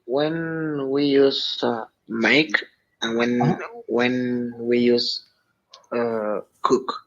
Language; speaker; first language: English; non-native, learner; Spanish